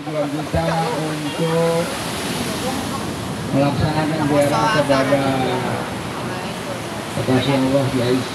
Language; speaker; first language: Indonesian; native; Indonesian